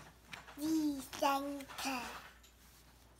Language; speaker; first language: Chinese; early bilingual, heritage; Chinese